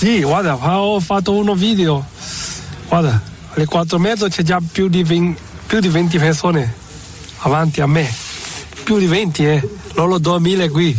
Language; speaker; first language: Italian; non-native, learner; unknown